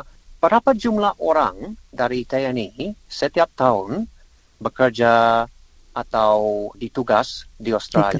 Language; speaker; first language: Indonesian; non-native, learner; English